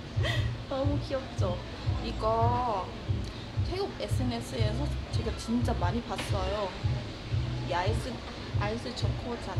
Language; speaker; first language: Korean; non-native, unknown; Thai